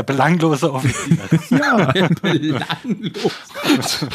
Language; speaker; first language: German; native; German